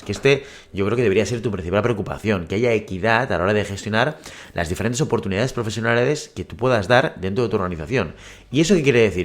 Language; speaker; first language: Spanish; native; Spanish